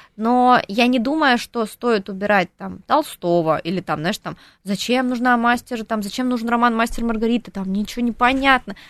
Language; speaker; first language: Russian; non-native, local second language; Ukrainian